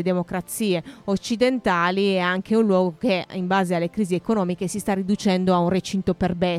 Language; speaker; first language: Italian; native; Italian